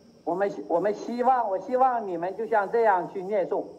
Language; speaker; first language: Chinese; native; Chinese